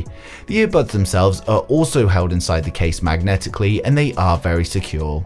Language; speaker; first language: English; native; English